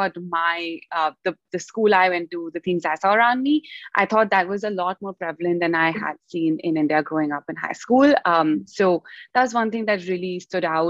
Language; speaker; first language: English; non-native, local second language; Hindi